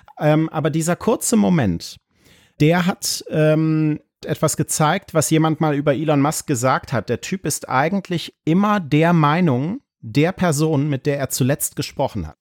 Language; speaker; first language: German; native; German